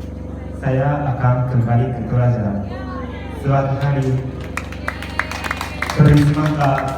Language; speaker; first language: Indonesian; non-native, learner; Japanese